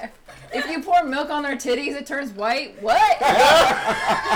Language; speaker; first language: English; native; English